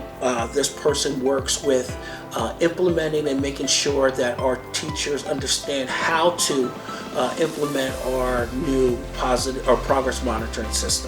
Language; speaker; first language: English; native; English